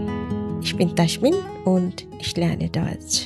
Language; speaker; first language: German; non-native, learner; Bangla